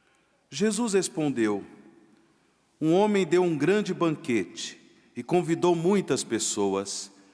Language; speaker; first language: Portuguese; native; Portuguese